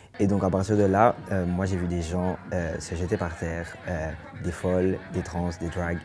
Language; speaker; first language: French; native; French